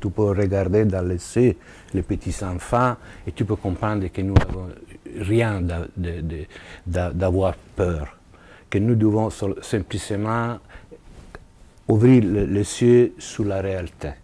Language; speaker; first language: French; non-native, learner; Italian